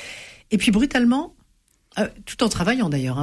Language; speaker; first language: French; native; French